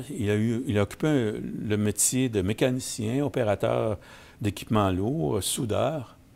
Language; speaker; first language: French; native; French